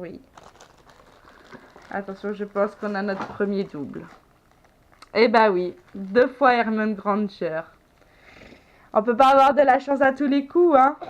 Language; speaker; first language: French; native; French